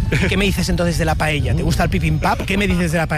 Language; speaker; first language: Spanish; native; Spanish